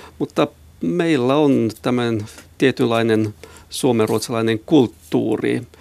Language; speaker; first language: Finnish; non-native, local second language; Swedish